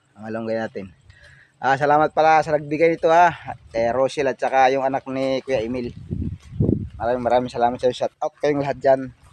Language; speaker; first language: Filipino; non-native, local second language; Cebuano